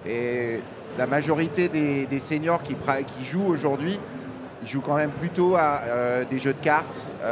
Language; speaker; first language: French; native; French